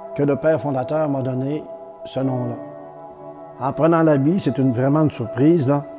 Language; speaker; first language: French; native; French